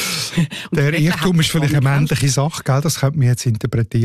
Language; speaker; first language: German; native; German